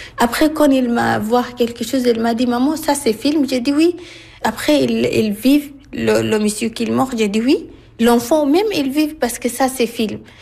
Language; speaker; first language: French; non-native, learner; Arabic